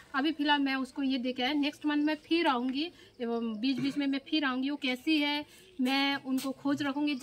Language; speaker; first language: Hindi; non-native, local second language; Bangla